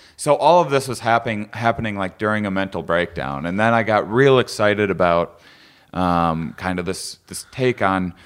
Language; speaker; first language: English; native; English